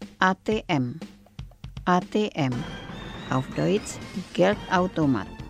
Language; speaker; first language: German; non-native, fluent; Indonesian